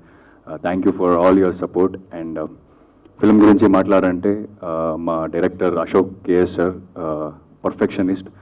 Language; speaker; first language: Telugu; non-native, learner; Kannada